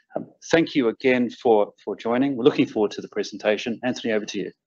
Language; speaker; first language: English; native; English